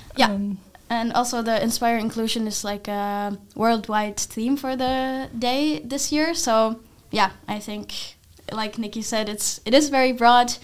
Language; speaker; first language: English; non-native, fluent; Finnish